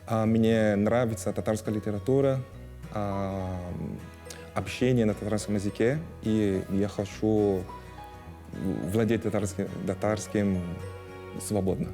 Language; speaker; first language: Russian; non-native, fluent; Portuguese